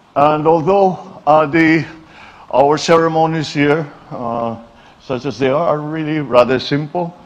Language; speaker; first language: English; non-native, local second language; Filipino